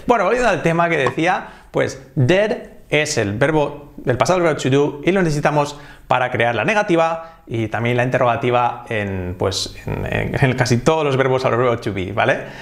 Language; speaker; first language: Spanish; native; Spanish